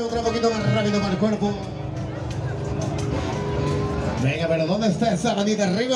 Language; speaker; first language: Spanish; native; Spanish